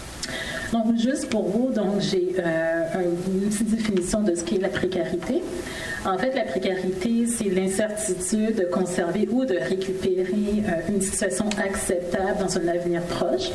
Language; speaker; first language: French; native; French